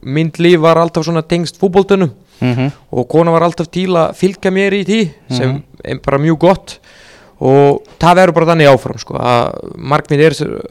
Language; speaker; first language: Icelandic; non-native, fluent; Serbian